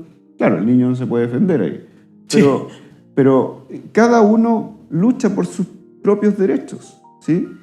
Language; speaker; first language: Spanish; native; Spanish